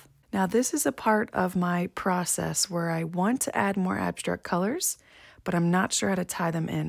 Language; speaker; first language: English; native; English